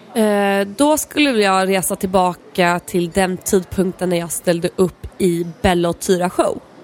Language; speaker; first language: Swedish; early bilingual, other home language; Polish